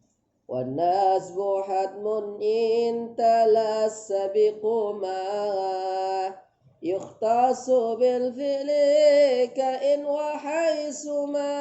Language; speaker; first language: Arabic; non-native, fluent; Indonesian